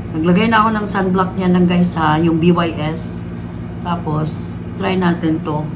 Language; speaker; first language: Filipino; non-native, local second language; Cebuano